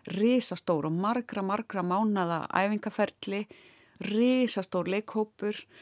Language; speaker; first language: Icelandic; native; Icelandic